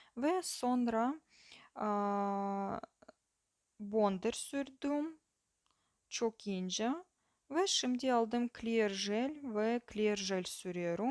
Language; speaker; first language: Turkish; non-native, learner; Russian